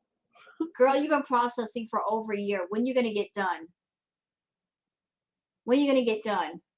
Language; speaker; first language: English; native; English